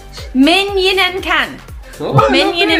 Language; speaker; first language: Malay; non-native, learner; English